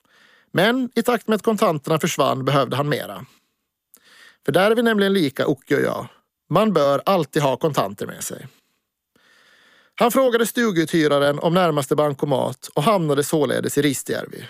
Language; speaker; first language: Swedish; native; Swedish